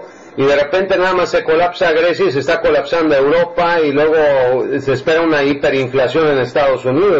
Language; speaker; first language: Spanish; native; Spanish